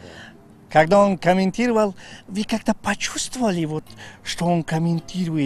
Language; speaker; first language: Russian; non-native, local second language; Tajik